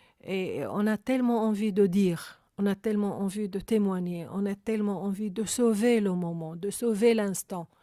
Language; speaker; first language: French; non-native, fluent; Arabic